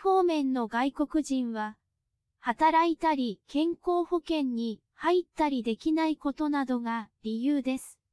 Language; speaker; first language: Japanese; non-native, fluent; Cantonese